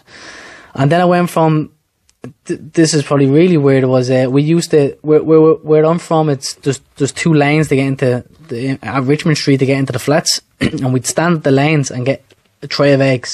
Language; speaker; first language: English; native; English